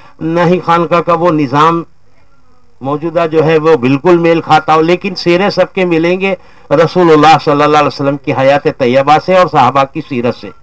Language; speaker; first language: Urdu; native; Urdu